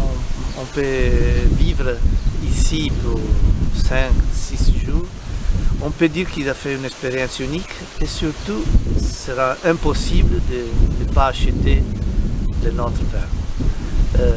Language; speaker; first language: French; non-native, learner; Italian